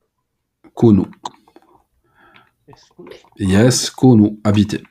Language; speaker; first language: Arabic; non-native, fluent; French